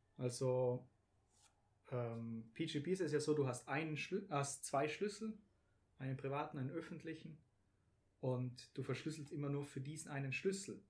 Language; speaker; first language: German; native; German